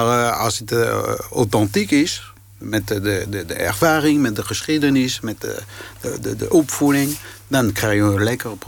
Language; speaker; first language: Dutch; non-native, fluent; French